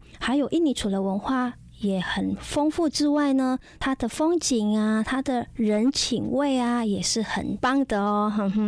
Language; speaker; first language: Chinese; non-native, fluent; Indonesian